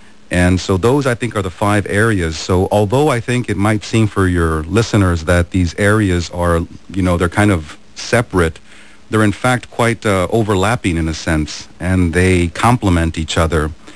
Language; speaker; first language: English; early bilingual, other home language; Spanish